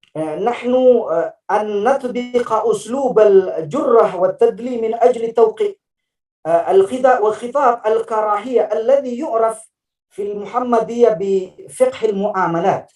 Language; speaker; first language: Arabic; non-native, fluent; Indonesian